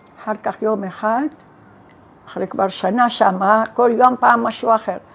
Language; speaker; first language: Hebrew; non-native, fluent; Arabic